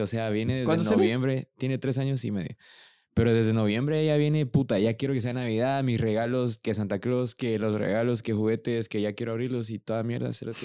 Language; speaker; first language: Spanish; native; Spanish